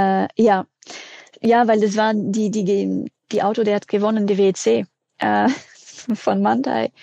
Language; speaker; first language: German; non-native, fluent; French